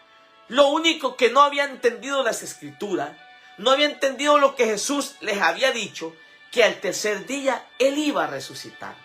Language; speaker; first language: Spanish; native; Spanish